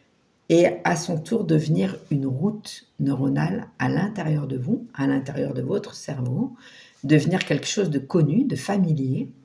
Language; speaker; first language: French; native; French